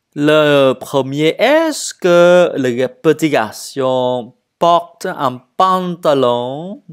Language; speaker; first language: French; non-native, fluent; Vietnamese